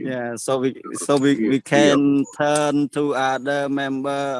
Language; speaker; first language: English; non-native, learner; Khmer